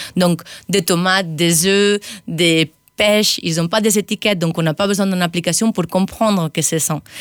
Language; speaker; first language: French; non-native, fluent; Spanish